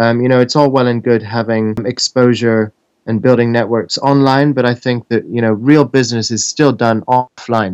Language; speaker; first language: English; native; English